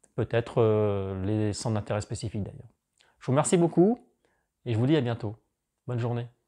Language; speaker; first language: French; native; French